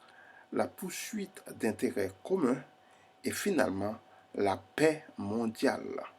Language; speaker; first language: French; non-native, fluent; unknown